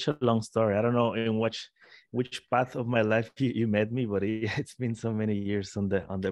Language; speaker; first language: English; non-native, fluent; Spanish